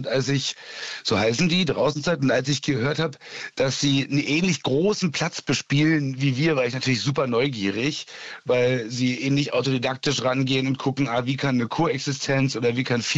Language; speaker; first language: German; native; German